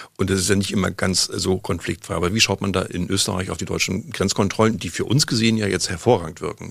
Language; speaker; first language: German; native; German